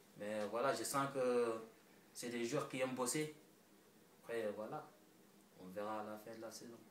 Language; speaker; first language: French; non-native, local second language; Wolof